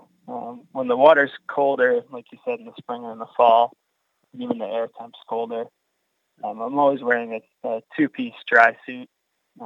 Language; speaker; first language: English; native; English